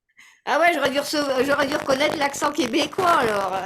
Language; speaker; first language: French; native; French